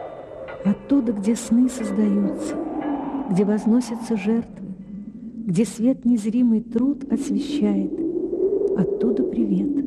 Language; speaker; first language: Russian; native; Russian